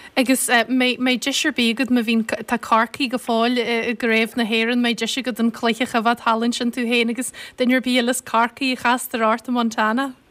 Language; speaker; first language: Irish; native; Irish